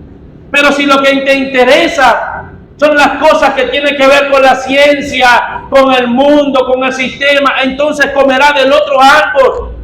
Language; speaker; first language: Spanish; native; Spanish